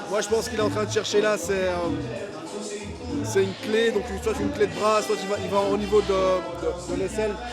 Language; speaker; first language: French; native; French